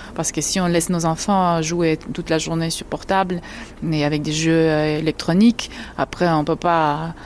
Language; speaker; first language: French; non-native, fluent; Georgian